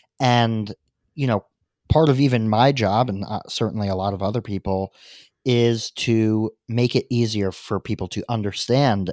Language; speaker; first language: English; native; English